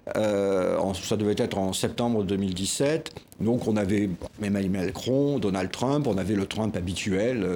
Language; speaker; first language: French; native; French